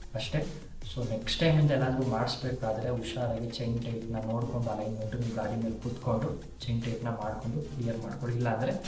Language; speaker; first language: Kannada; native; Kannada